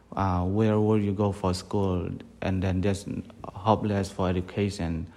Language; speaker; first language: English; non-native, fluent; Burmese